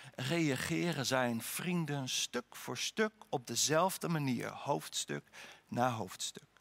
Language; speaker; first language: Dutch; native; Dutch